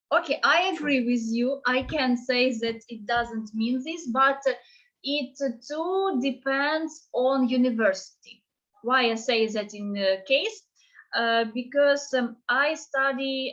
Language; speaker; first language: English; non-native, fluent; Ukrainian